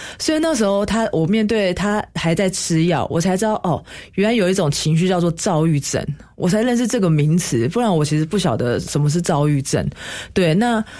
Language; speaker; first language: Chinese; native; Chinese